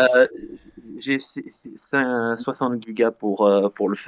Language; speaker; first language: French; non-native, fluent; Dutch